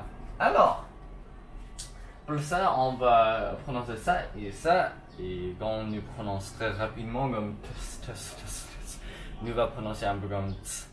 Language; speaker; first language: French; non-native, learner; Chinese